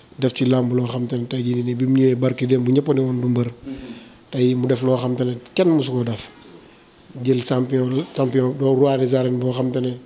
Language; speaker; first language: Wolof; non-native, local second language; Serer